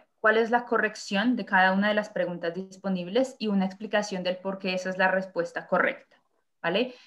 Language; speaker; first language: Spanish; native; Spanish